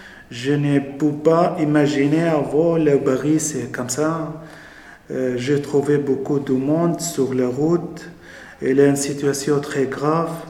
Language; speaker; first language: French; non-native, learner; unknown